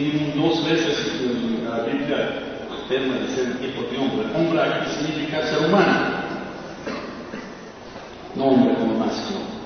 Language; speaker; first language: Spanish; non-native, fluent; Persian